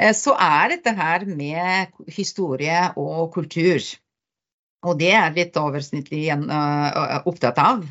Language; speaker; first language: Norwegian; non-native, fluent; Bulgarian